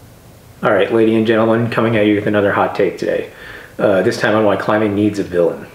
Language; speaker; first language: English; native; English